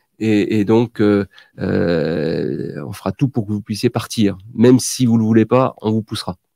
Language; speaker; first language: French; native; French